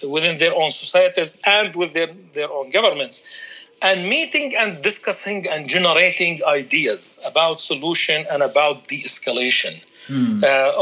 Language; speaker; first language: English; non-native, fluent; Arabic